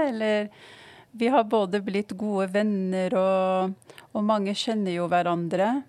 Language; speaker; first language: Norwegian; non-native, fluent; Arabic